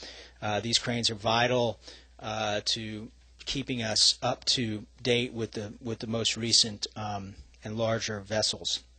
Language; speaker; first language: English; native; English